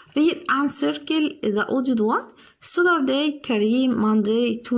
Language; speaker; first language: English; non-native, learner; Arabic